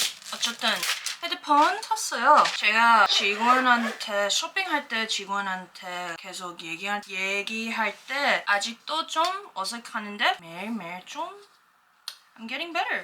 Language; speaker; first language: Korean; early bilingual, heritage; English